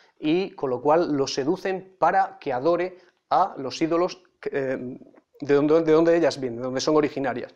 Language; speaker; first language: Spanish; native; Spanish